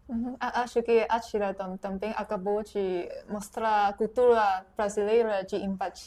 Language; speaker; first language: Portuguese; non-native, fluent; Chinese